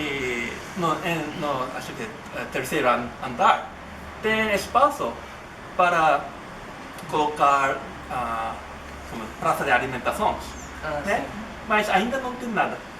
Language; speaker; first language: Portuguese; non-native, learner; Japanese